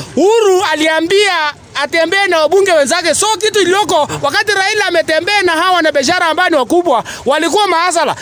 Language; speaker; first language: Swahili; non-native, local second language; Kikuyu